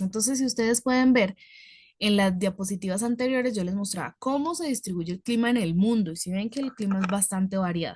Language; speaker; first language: Spanish; native; Spanish